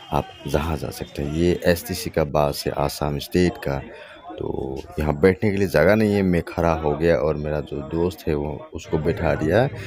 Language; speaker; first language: Hindi; non-native, local second language; Assamese